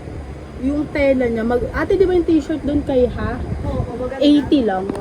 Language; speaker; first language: Filipino; native; Filipino